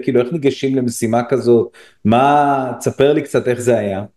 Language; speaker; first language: Hebrew; native; Hebrew